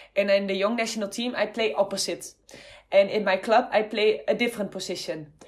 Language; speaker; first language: English; non-native, fluent; Dutch